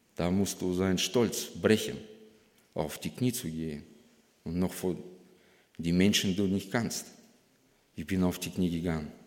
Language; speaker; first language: German; non-native, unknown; Russian